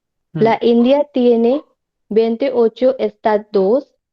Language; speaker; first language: Spanish; non-native, learner; Hindi